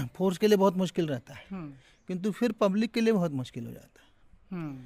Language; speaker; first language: Hindi; native; Hindi